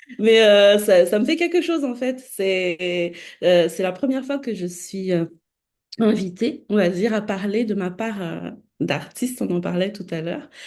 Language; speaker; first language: French; non-native, local second language; Malagasy